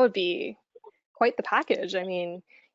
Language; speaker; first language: English; native; English